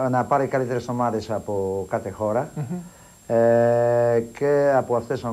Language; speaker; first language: Greek; non-native, fluent; Polish